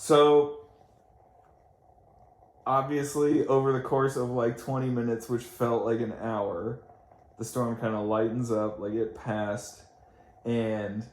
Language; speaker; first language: English; native; English